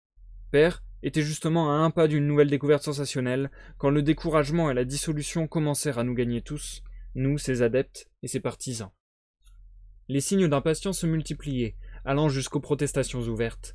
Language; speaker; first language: French; native; French